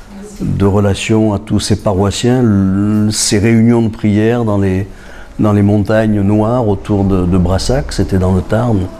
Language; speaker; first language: French; native; French